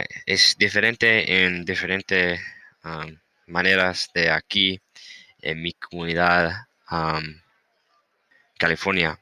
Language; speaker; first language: Spanish; non-native, learner; English